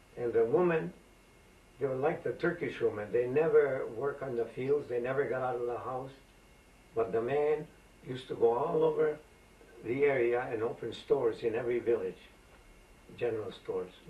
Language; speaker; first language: English; non-native, fluent; Greek